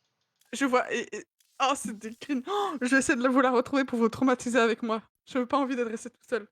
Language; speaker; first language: French; native; French